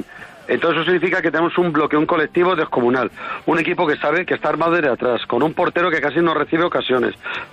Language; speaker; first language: Spanish; native; Spanish